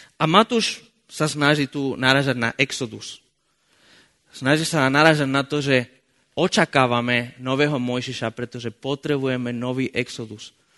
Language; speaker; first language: Slovak; non-native, fluent; Spanish